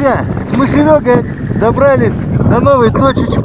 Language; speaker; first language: Russian; native; Russian